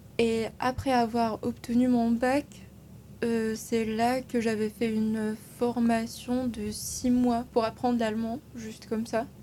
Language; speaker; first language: French; native; French